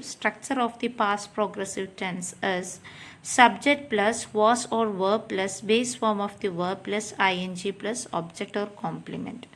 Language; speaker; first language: English; non-native, local second language; Malayalam